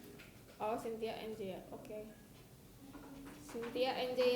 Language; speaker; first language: English; non-native, local second language; Indonesian